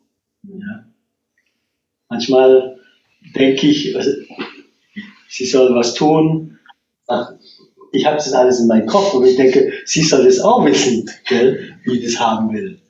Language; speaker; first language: German; non-native, fluent; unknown